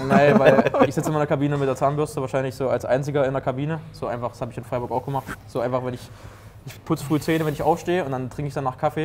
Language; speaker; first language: German; native; German